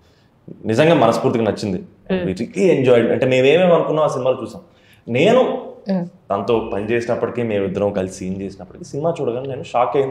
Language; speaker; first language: Telugu; native; Telugu